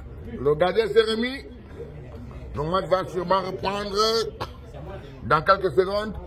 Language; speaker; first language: French; native; French